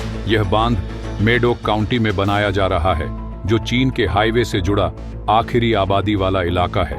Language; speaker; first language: Hindi; native; Hindi